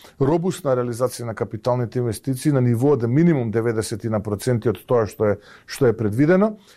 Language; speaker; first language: Macedonian; native; Macedonian